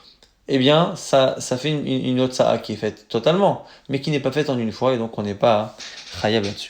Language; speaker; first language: French; native; French